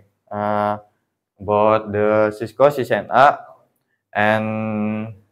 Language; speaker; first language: English; non-native, learner; Indonesian